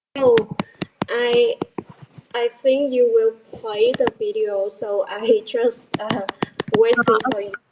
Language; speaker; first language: English; non-native, learner; Vietnamese